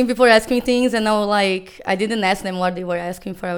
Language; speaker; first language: English; non-native, fluent; Portuguese